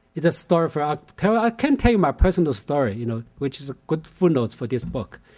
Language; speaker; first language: English; non-native, fluent; Chinese